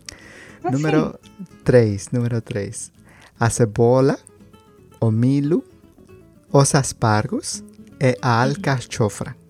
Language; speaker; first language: Portuguese; non-native, learner; Spanish